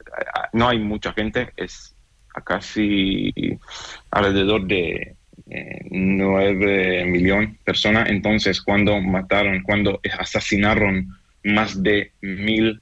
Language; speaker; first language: Spanish; non-native, fluent; Hebrew